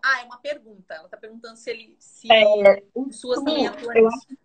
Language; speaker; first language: Portuguese; native; Portuguese